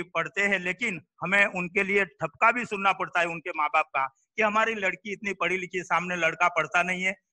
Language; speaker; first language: Hindi; non-native, local second language; Gujarati